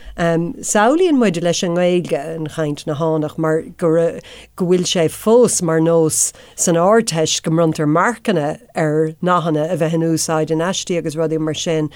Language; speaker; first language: Irish; non-native, local second language; English